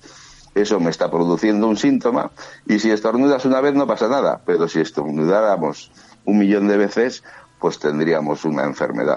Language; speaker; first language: Spanish; native; Spanish